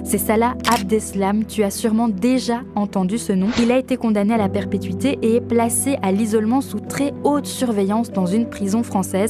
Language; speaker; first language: French; native; French